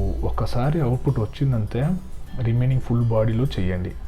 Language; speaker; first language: Telugu; non-native, learner; Kannada